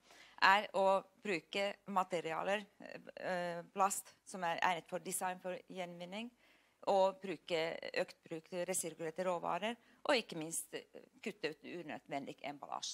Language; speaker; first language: Norwegian; non-native, fluent; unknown